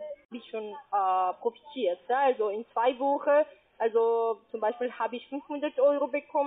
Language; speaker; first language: German; non-native, learner; Spanish